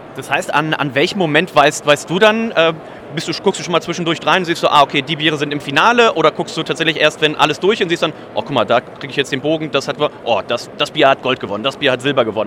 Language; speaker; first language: German; native; German